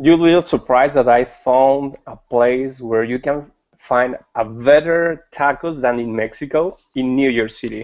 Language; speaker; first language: English; non-native, learner; Spanish